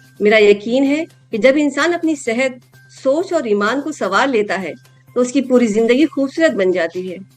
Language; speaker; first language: Urdu; native; Urdu